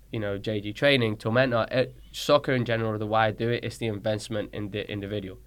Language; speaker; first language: English; early bilingual, other home language; Spanish